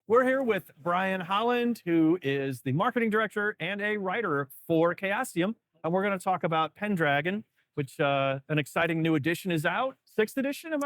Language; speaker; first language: English; native; English